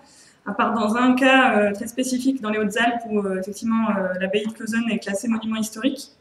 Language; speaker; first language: French; native; French